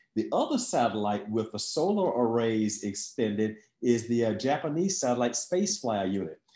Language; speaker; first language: English; native; English